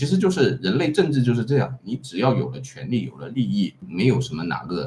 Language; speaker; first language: Chinese; native; Chinese